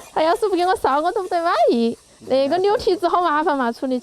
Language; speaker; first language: Chinese; native; Chinese